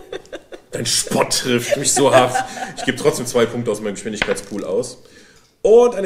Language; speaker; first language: German; native; German